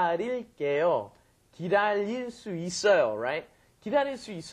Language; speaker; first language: Korean; non-native, fluent; English